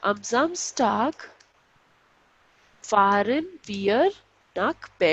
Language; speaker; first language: German; non-native, local second language; Hindi